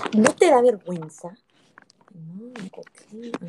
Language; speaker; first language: Spanish; early bilingual, other home language; English